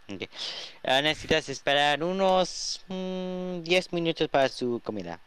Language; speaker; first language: Spanish; non-native, learner; English